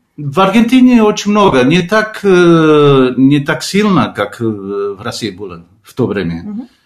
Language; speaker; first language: Russian; non-native, fluent; Spanish